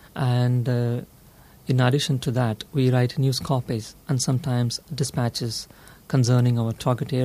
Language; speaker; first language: English; non-native, local second language; Tamil